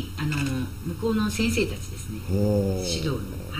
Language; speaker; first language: Japanese; native; Japanese